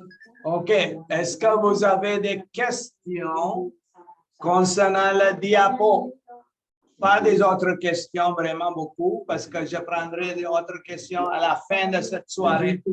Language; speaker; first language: French; non-native, local second language; English